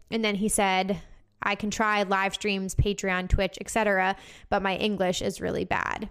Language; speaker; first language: English; native; English